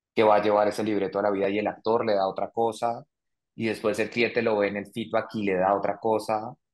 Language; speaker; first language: Spanish; native; Spanish